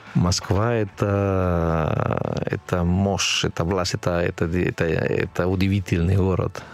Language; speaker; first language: Russian; non-native, fluent; Spanish